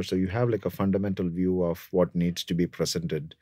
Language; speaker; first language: English; non-native, local second language; Malayalam